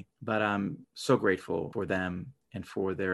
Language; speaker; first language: English; non-native, fluent; Spanish